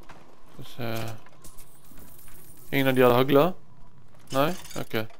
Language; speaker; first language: Swedish; non-native, learner; Norwegian